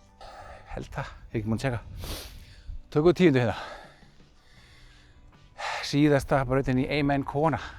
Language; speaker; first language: Icelandic; native; Icelandic